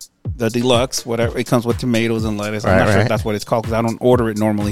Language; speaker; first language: English; early bilingual, other home language; Spanish